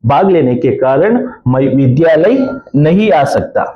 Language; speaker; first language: Hindi; non-native, local second language; Kannada